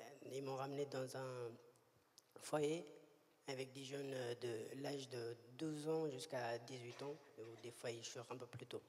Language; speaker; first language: French; early bilingual, other home language; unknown